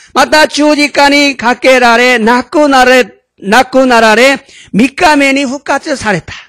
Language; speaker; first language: Japanese; non-native, fluent; Korean